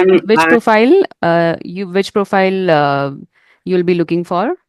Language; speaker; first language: English; non-native, fluent; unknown